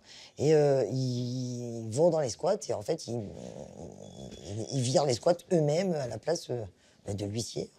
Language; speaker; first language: French; native; French